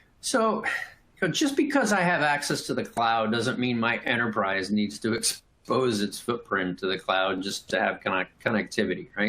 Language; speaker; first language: English; native; English